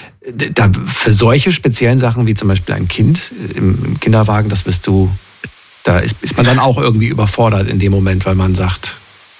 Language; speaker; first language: German; native; German